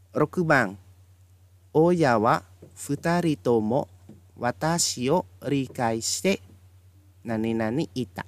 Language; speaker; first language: Japanese; non-native, fluent; Khmer